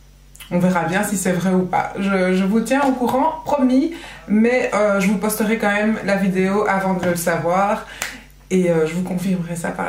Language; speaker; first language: French; native; French